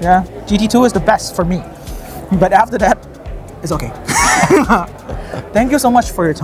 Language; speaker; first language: English; non-native, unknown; Thai